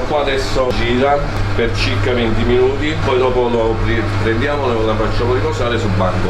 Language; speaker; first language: Italian; native; Italian